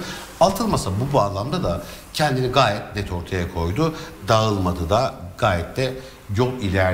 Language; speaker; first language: Turkish; native; Turkish